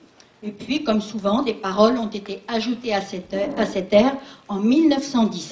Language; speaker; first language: French; native; French